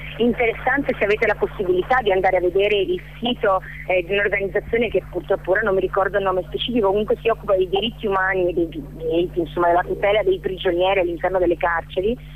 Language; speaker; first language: Italian; native; Italian